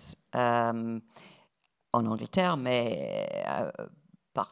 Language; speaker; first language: French; non-native, fluent; English